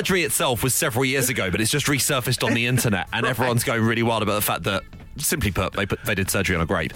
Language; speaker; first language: English; native; English